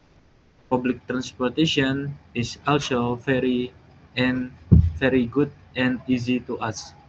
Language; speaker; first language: English; non-native, learner; Indonesian